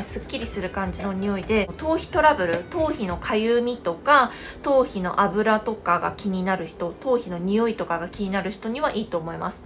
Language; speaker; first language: Japanese; non-native, fluent; Korean